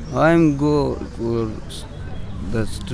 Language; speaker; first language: English; non-native, learner; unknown